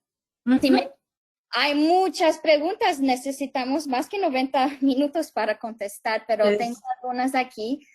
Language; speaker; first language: Spanish; early bilingual, heritage; Spanish